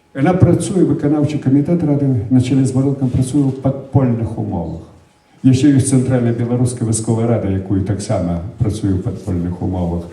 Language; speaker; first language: Belarusian; native; Belarusian